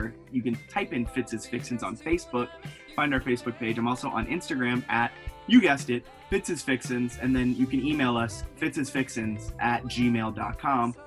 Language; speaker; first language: English; native; English